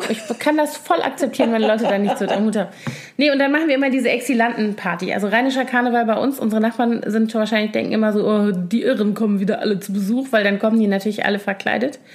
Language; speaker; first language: German; native; German